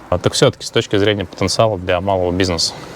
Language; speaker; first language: Russian; native; Russian